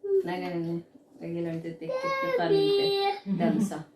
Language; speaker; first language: Swedish; non-native, learner; Filipino